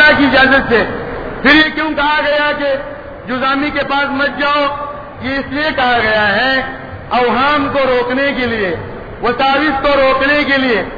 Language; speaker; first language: Urdu; non-native, local second language; Konkani